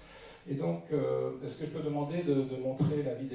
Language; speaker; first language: French; non-native, fluent; Russian